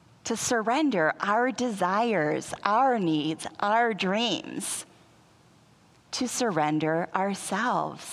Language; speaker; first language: English; native; English